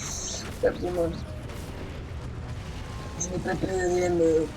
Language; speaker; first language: French; native; French